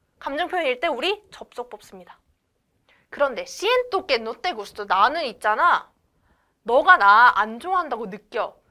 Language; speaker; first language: Korean; native; Korean